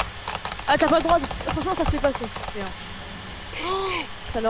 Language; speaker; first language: French; native; French